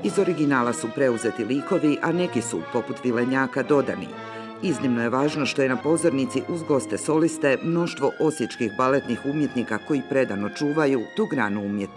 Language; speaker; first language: Croatian; native; Croatian